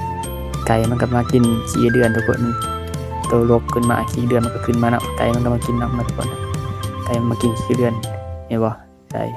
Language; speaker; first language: Thai; non-native, local second language; Northeastern Thai